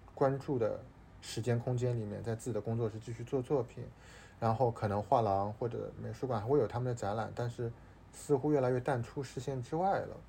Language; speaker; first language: Chinese; native; Chinese